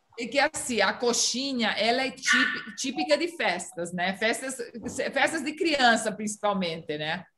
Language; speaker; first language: Portuguese; non-native, fluent; Romanian